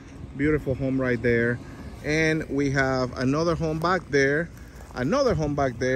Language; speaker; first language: English; non-native, fluent; Spanish